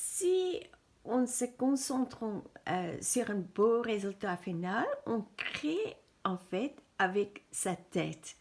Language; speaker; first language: French; non-native, fluent; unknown